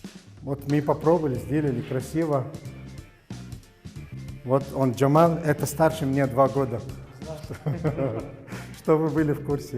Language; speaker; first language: Russian; non-native, learner; Arabic